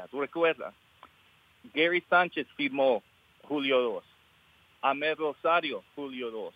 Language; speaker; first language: Spanish; early bilingual, heritage; English